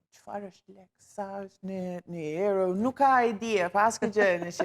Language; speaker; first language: Albanian; non-native, learner; English